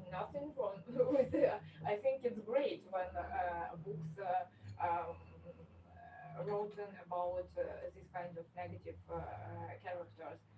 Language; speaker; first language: English; non-native, fluent; Ukrainian